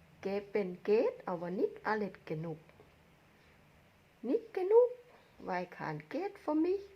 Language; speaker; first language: German; non-native, learner; Thai